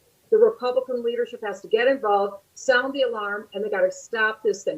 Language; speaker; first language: English; native; English